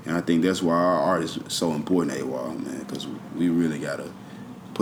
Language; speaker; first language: English; native; English